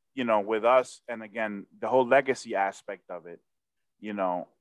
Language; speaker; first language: English; early bilingual, other home language; Spanish